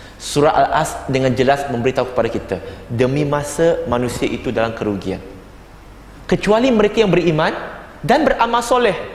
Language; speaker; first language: Malay; non-native, local second language; Chinese